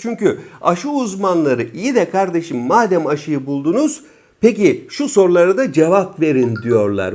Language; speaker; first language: Turkish; native; Turkish